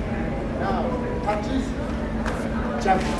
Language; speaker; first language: English; non-native, learner; Spanish